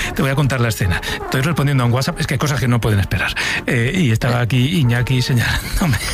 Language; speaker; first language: Spanish; native; Spanish